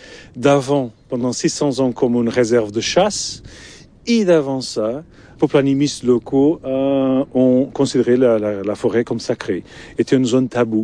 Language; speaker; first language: French; non-native, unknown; Portuguese